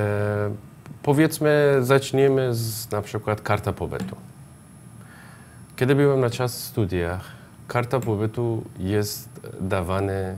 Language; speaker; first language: Polish; non-native, learner; Persian